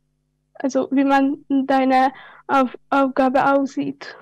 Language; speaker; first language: German; non-native, learner; Hungarian